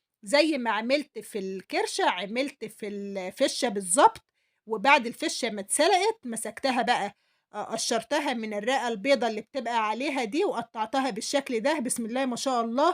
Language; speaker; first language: Arabic; native; Arabic